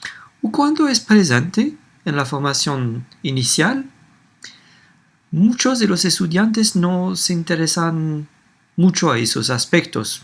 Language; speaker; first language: Spanish; non-native, fluent; French